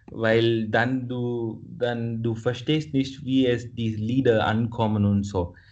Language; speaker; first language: German; non-native, fluent; Kannada